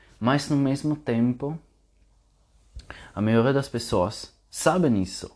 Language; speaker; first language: Portuguese; non-native, fluent; Italian